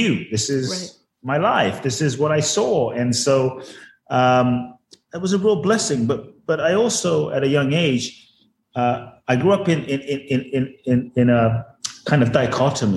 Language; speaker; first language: English; native; English